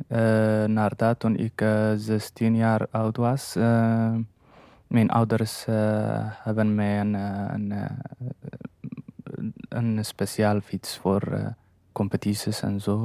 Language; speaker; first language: Dutch; non-native, learner; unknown